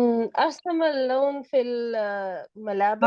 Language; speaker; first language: Arabic; non-native, learner; Urdu